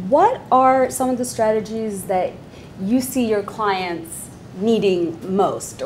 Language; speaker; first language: English; non-native, local second language; Bangla